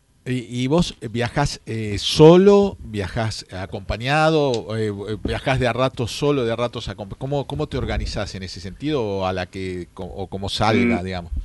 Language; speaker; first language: Spanish; native; Spanish